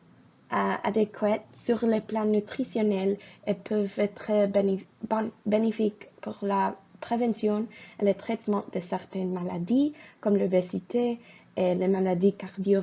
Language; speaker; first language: French; non-native, fluent; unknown